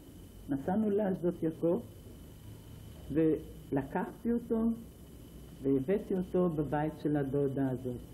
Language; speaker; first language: Hebrew; non-native, fluent; Ladino